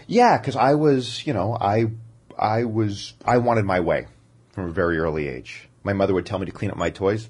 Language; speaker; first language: English; native; English